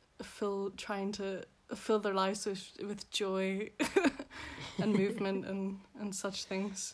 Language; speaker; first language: English; native; English